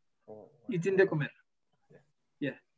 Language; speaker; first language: English; non-native, learner; Spanish